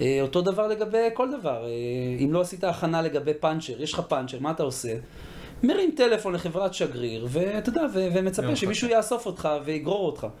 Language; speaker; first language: Hebrew; native; Hebrew